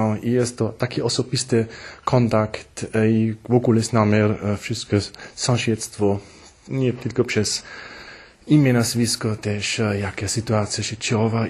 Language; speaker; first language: Polish; non-native, fluent; German